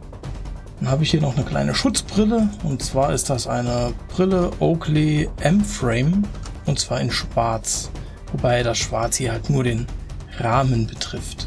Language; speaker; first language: German; native; German